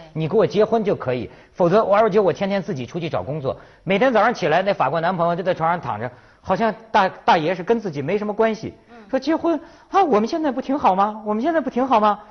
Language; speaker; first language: Chinese; native; Chinese